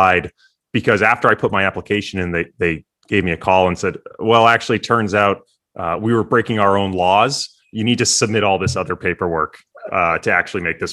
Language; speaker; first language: English; native; English